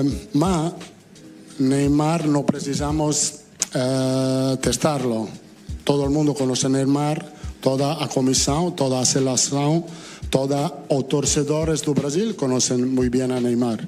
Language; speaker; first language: Portuguese; non-native, learner; Italian